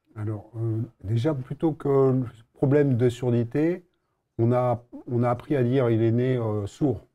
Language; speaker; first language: French; native; French